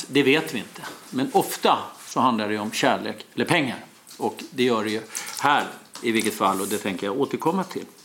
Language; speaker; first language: Swedish; native; Swedish